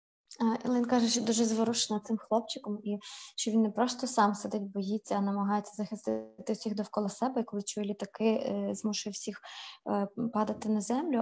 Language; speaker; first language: Ukrainian; native; Ukrainian